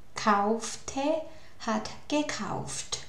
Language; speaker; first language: German; non-native, learner; Thai